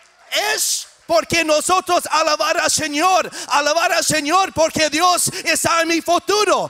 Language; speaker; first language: Spanish; non-native, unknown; English